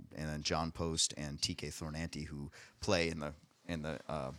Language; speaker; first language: English; native; English